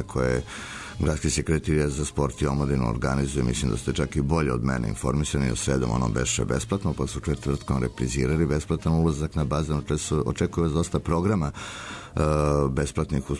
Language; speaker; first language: Serbian; native; Serbian